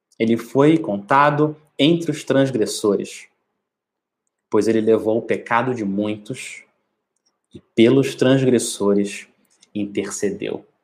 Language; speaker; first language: Portuguese; native; Portuguese